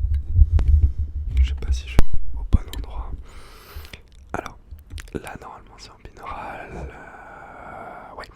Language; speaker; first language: French; native; French